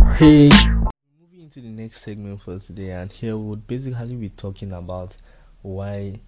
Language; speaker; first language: English; non-native, local second language; Yoruba